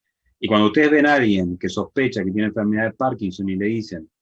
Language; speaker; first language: Spanish; native; Spanish